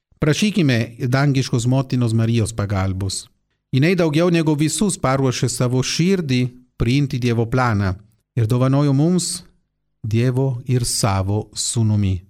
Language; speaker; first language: Lithuanian; non-native, fluent; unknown